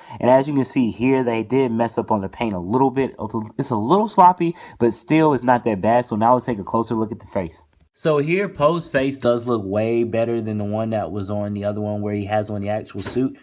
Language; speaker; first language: English; native; English